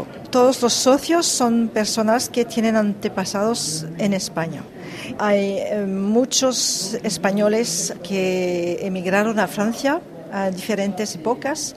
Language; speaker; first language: Spanish; early bilingual, heritage; French